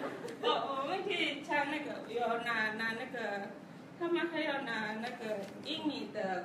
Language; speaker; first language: Chinese; non-native, learner; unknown